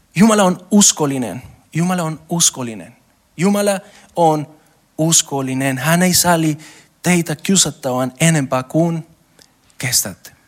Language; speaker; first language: Finnish; non-native, learner; Spanish